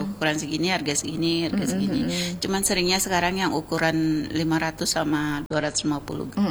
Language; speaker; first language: Indonesian; non-native, local second language; Minangkabau